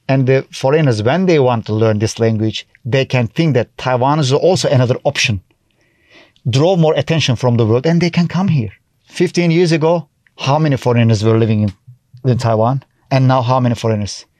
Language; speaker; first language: English; non-native, fluent; Turkish